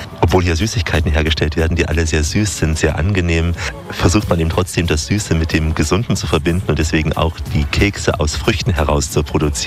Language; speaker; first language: German; native; German